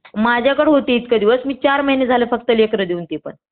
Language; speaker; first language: Marathi; native; Marathi